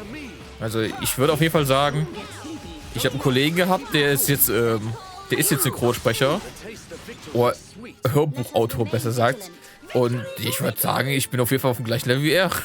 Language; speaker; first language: German; native; German